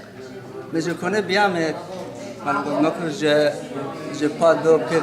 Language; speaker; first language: French; non-native, learner; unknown